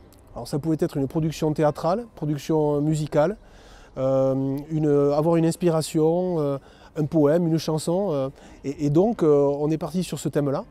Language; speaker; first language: French; native; French